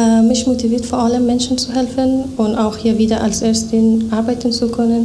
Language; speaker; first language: German; non-native, fluent; Persian